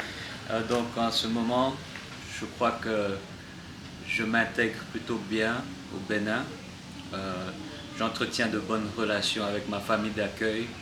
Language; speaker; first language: French; non-native, learner; English